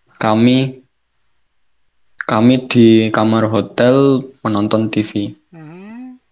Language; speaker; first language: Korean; non-native, learner; Indonesian